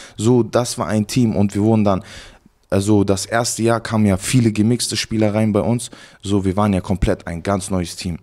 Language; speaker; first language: German; native; German